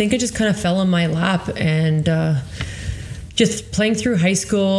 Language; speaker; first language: English; non-native, fluent; Croatian